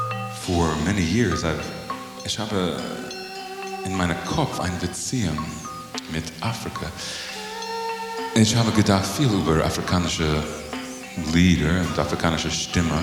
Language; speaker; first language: German; non-native, learner; English